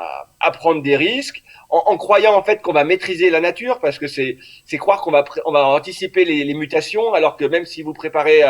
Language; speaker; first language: French; native; French